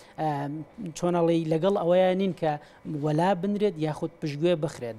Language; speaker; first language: Central Kurdish; native; Central Kurdish